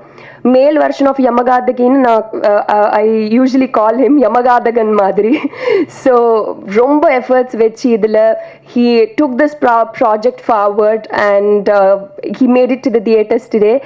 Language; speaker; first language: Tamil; non-native, learner; Telugu